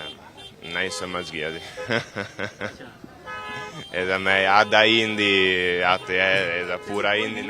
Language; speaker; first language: Hindi; non-native, learner; Italian